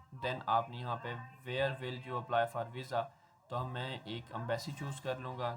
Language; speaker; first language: Urdu; non-native, local second language; Punjabi